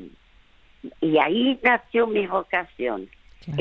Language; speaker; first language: Spanish; early bilingual, other home language; French